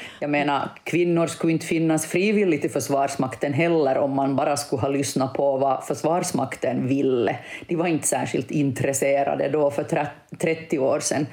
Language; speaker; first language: Swedish; native; Swedish